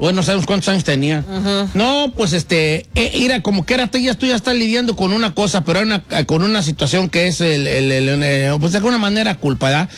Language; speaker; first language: Spanish; native; Spanish